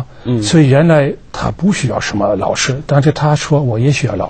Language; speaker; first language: Chinese; non-native, fluent; German